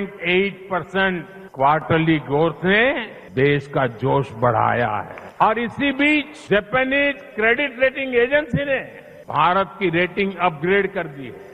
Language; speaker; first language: Hindi; non-native, local second language; Gujarati